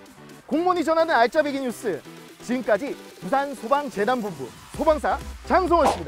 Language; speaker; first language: Korean; native; Korean